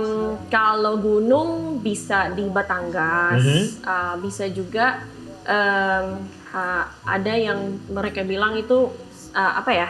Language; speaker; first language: Indonesian; non-native, learner; Filipino